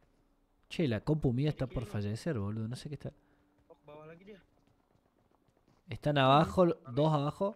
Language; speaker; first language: Spanish; native; Spanish